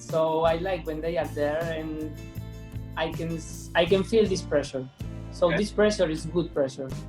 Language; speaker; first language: English; non-native, fluent; Spanish